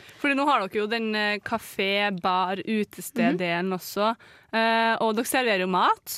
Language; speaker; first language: Norwegian; native; Norwegian